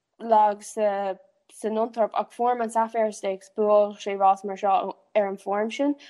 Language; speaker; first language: Irish; non-native, local second language; English